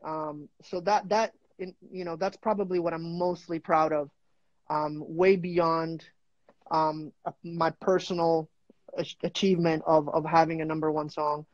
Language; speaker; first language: English; non-native, fluent; Spanish